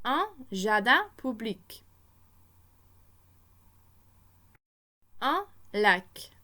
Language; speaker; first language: French; non-native, fluent; English